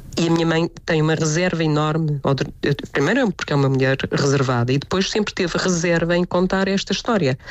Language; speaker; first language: Portuguese; native; Portuguese